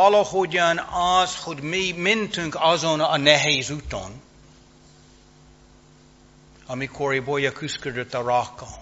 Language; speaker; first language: Hungarian; non-native, fluent; English